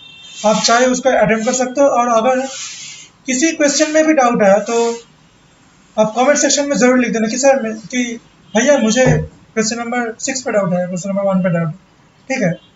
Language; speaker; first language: Hindi; non-native, local second language; Bangla